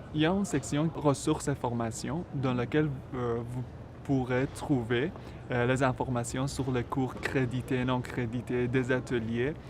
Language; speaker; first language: French; non-native, fluent; Persian